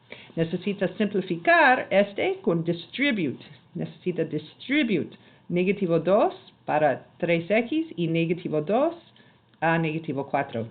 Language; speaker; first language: Spanish; non-native, learner; English